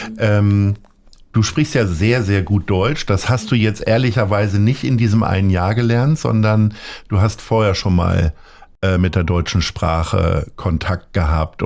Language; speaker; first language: German; native; German